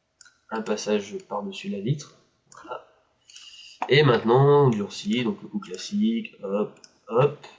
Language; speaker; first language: French; native; French